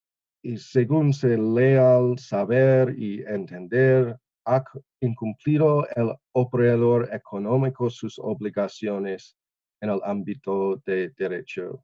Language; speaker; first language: Spanish; non-native, learner; English